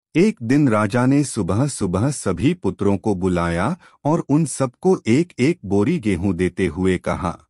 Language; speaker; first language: Hindi; native; Hindi